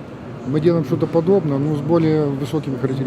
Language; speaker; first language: Russian; native; Russian